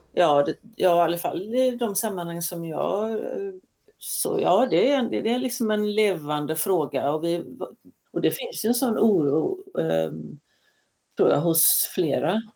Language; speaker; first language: Swedish; native; Swedish